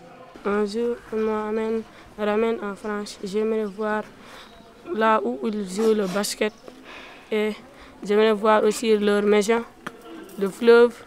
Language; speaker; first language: French; non-native, local second language; Fula